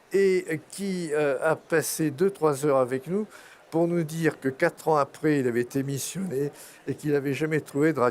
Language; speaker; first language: French; native; French